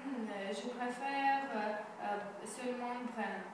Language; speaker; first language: French; non-native, learner; Russian